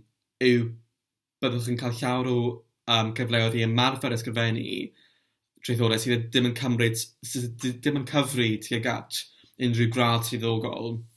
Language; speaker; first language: Welsh; non-native, local second language; English